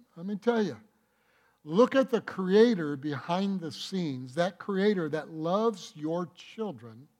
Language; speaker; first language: English; native; English